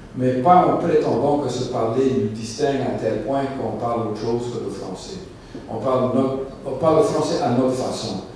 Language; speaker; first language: French; non-native, local second language; English